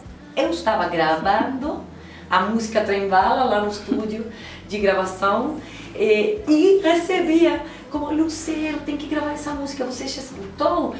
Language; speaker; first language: Portuguese; non-native, fluent; Spanish